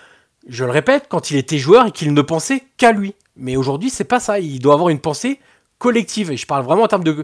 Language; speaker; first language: French; native; French